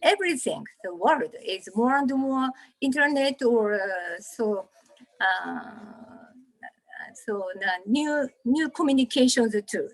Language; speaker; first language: English; non-native, learner; Japanese